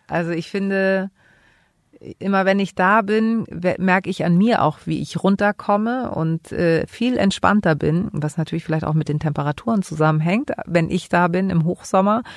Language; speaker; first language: German; early bilingual, other home language; Greek